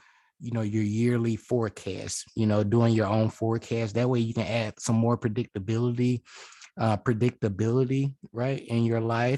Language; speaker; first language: English; native; English